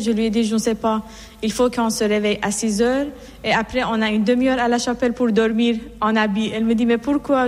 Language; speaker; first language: French; non-native, fluent; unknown